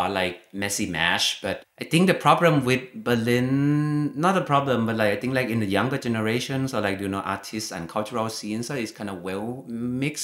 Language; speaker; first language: English; non-native, fluent; Thai